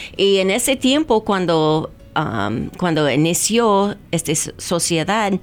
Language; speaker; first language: Spanish; non-native, fluent; English